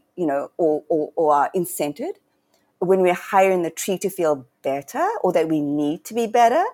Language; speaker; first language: English; native; English